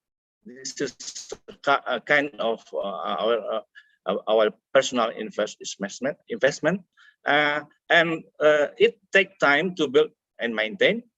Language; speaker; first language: English; non-native, fluent; Indonesian